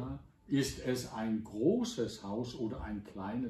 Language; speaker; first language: German; non-native, fluent; Danish